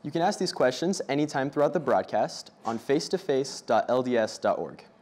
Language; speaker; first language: English; native; English